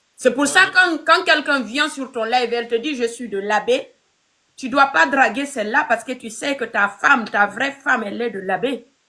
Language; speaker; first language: French; non-native, local second language; Fula